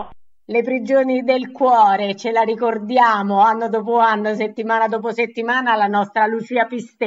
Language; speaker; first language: Italian; native; Italian